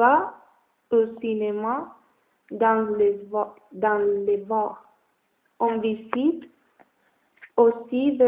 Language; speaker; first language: French; non-native, learner; Spanish